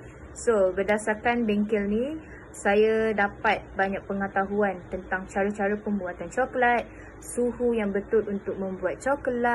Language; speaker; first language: Malay; native; Malay